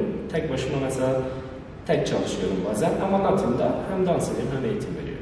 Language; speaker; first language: Turkish; non-native, learner; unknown